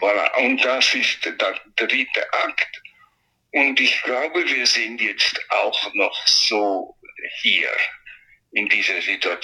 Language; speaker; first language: German; non-native, fluent; Italian